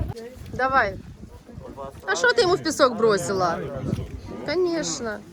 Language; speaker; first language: Russian; native; Russian